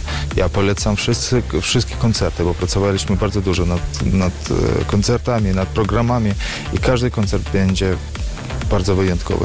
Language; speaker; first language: Polish; non-native, learner; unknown